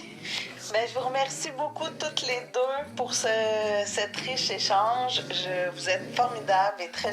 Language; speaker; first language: French; native; French